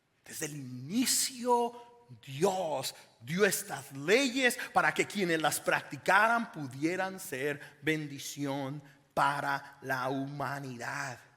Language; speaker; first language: Spanish; native; Spanish